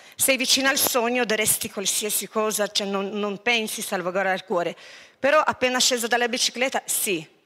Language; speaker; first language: Italian; non-native, fluent; Lithuanian